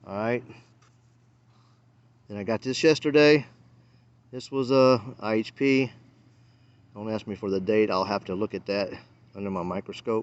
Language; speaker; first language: English; native; English